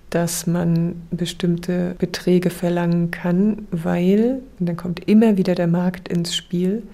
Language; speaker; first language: German; native; German